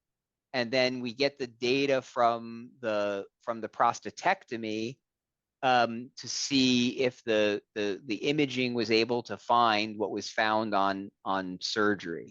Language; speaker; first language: English; native; English